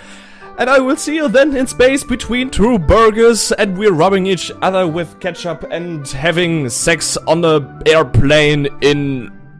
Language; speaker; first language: English; non-native, fluent; German